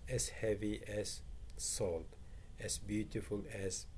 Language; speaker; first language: English; non-native, fluent; Turkish